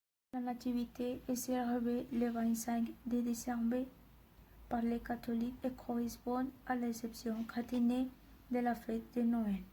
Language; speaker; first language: French; non-native, learner; Spanish